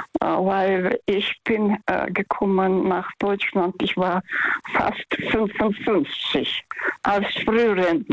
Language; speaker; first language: German; non-native, fluent; Russian